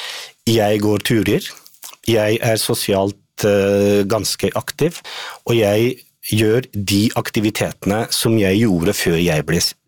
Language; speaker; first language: Norwegian; non-native, fluent; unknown